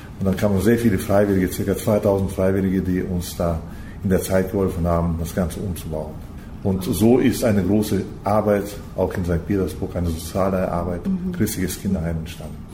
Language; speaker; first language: German; early bilingual, heritage; German